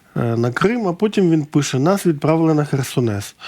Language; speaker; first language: Ukrainian; native; Ukrainian